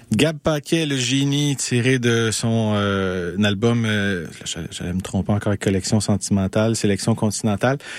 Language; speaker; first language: French; native; French